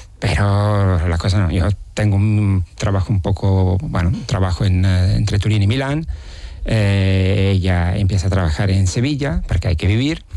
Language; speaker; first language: Spanish; non-native, fluent; Italian